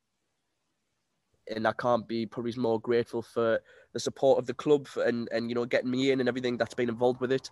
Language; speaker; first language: English; native; English